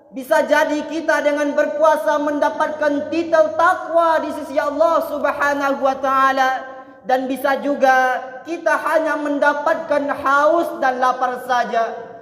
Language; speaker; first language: Malay; non-native, local second language; Minangkabau